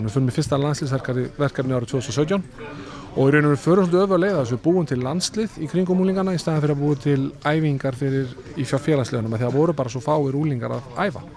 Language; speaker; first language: Icelandic; native; Icelandic